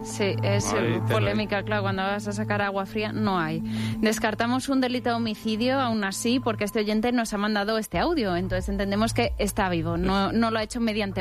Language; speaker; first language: Spanish; native; Spanish